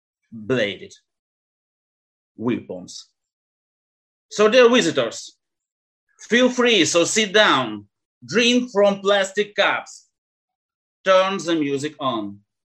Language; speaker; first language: English; non-native, learner; Ukrainian